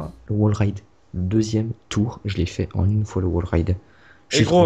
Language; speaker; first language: French; native; French